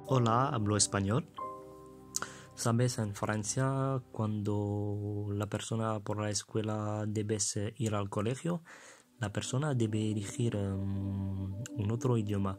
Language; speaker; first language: Spanish; non-native, fluent; French